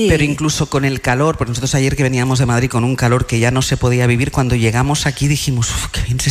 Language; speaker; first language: Spanish; native; Spanish